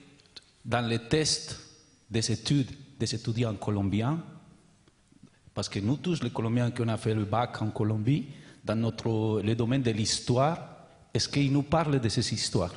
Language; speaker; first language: French; non-native, learner; Spanish